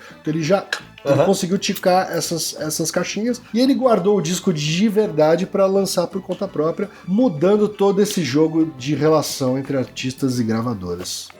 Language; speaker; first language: Portuguese; native; Portuguese